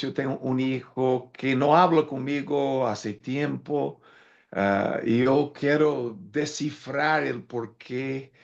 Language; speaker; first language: Spanish; non-native, fluent; English